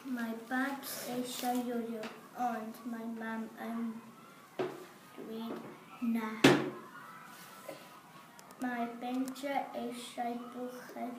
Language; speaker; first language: Welsh; non-native, local second language; English